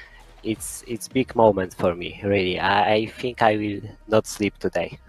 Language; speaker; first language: English; non-native, fluent; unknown